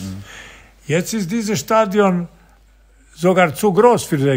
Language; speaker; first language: German; non-native, fluent; Serbian